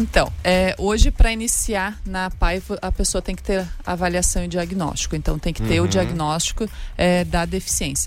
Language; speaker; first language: Portuguese; native; Portuguese